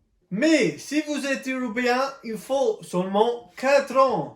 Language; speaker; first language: French; non-native, fluent; Italian